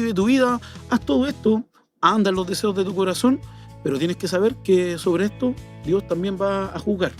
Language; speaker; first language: Spanish; native; Spanish